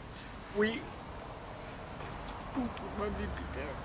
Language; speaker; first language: French; non-native, learner; Romanian